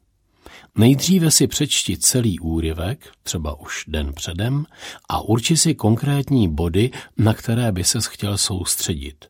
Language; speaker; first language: Czech; native; Czech